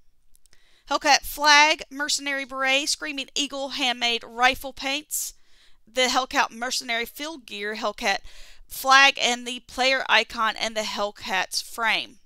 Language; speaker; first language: English; native; English